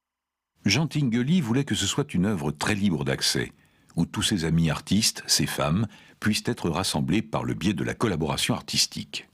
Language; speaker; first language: French; native; French